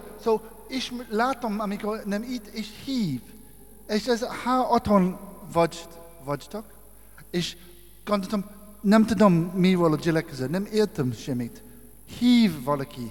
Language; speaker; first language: Hungarian; non-native, learner; English